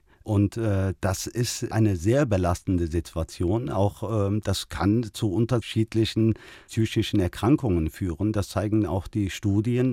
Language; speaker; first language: German; early bilingual, other home language; Turkish